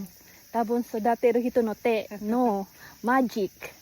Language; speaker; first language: Japanese; non-native, learner; Filipino